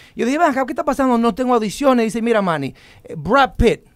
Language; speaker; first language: Spanish; native; Spanish